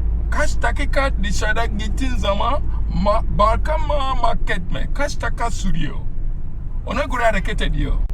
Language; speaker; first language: Turkish; non-native, fluent; Yoruba